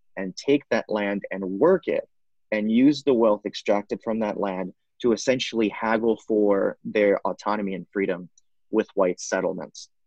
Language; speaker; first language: English; non-native, fluent; Spanish